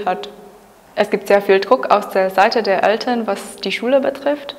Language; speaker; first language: German; non-native, fluent; Czech